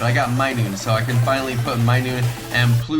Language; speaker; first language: English; native; English